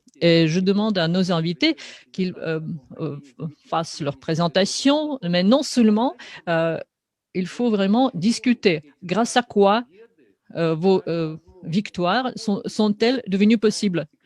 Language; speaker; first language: French; non-native, fluent; Russian